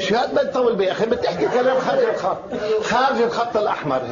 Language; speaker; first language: Arabic; native; Arabic